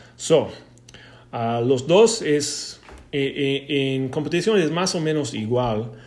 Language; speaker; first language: Spanish; non-native, learner; English